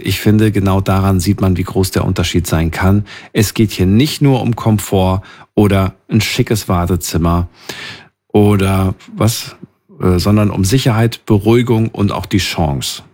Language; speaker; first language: German; native; German